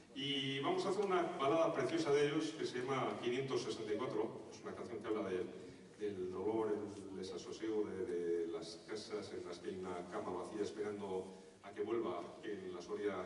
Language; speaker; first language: Spanish; non-native, local second language; Basque